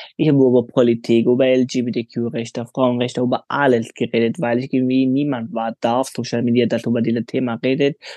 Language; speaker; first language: German; non-native, fluent; Pashto